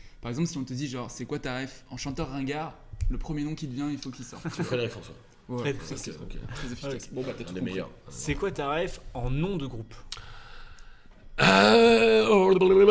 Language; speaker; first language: French; native; French